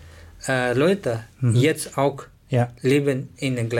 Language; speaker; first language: German; non-native, learner; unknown